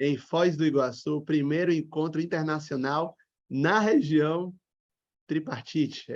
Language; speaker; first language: Portuguese; native; Portuguese